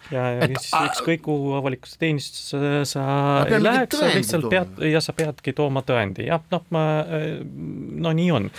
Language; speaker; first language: Estonian; non-native, local second language; Russian